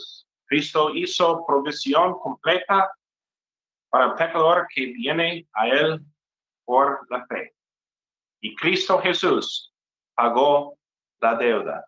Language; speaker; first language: Spanish; non-native, fluent; English